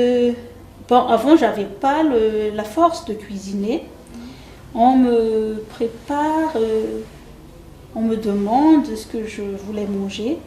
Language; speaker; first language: French; non-native, local second language; Malagasy